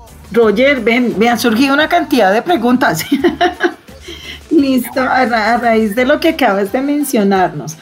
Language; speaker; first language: Spanish; native; Spanish